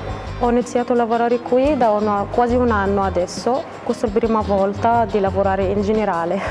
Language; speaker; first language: Italian; non-native, learner; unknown